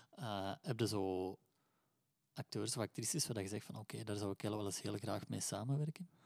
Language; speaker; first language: Dutch; native; Dutch